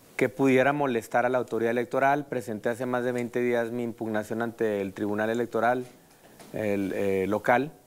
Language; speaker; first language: Spanish; native; Spanish